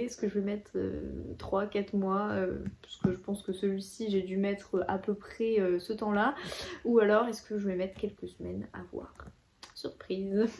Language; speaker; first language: French; native; French